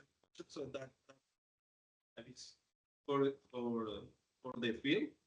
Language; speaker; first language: English; non-native, fluent; Spanish